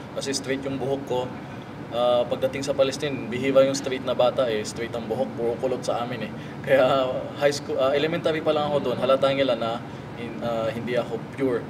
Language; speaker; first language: Filipino; native; Filipino